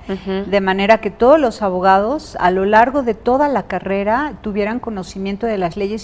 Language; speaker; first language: Spanish; native; Spanish